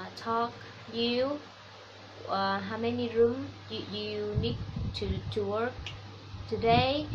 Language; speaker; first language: English; non-native, learner; Vietnamese